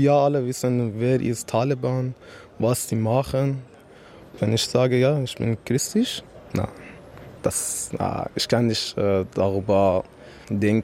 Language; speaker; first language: German; non-native, learner; Persian